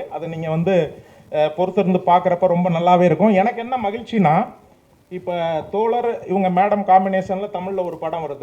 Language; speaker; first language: Tamil; native; Tamil